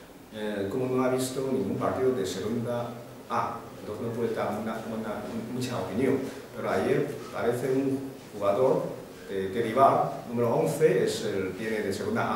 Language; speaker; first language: Spanish; non-native, fluent; Chinese